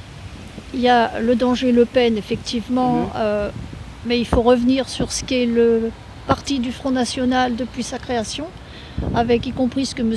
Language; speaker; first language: French; native; French